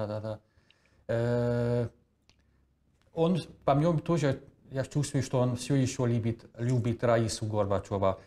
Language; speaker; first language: Russian; non-native, fluent; Hungarian